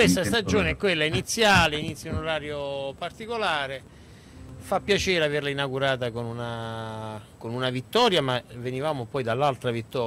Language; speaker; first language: Italian; native; Italian